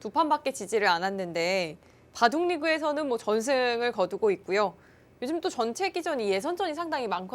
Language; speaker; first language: Korean; native; Korean